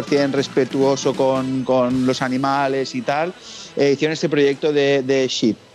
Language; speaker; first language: Spanish; native; Spanish